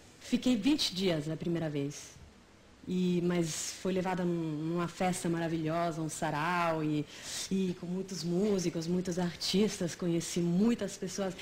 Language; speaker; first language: Portuguese; non-native, fluent; Italian